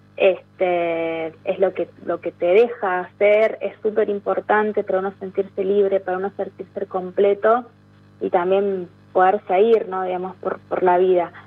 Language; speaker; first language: Spanish; native; Spanish